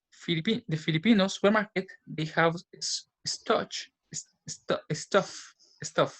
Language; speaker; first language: English; non-native, learner; Spanish